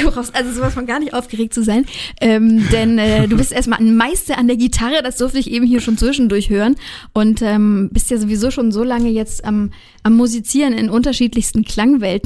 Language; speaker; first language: German; native; German